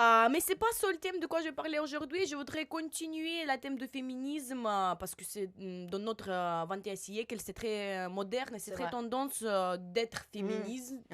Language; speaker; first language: French; non-native, learner; Russian